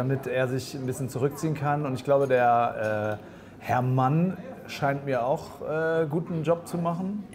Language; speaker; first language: German; native; German